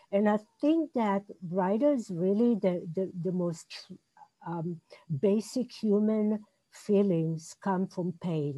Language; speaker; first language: English; non-native, fluent; Hebrew